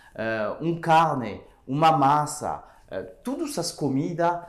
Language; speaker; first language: Portuguese; non-native, fluent; French